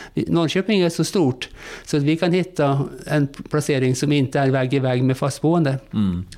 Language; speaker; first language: Swedish; non-native, fluent; Norwegian